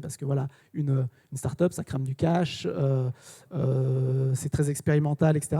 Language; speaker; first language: French; native; French